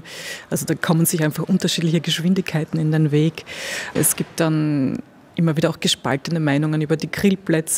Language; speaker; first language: German; native; German